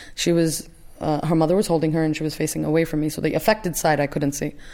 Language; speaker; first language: English; native; English